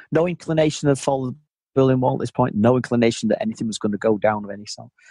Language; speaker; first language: English; native; English